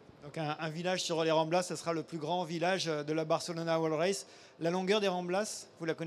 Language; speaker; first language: French; native; French